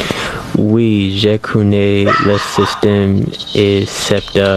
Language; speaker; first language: French; non-native, learner; English